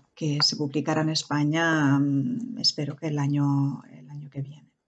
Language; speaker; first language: Spanish; non-native, fluent; Romanian